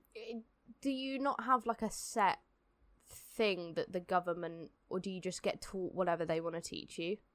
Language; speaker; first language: English; native; English